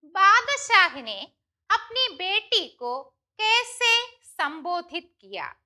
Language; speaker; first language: Hindi; non-native, local second language; Malayalam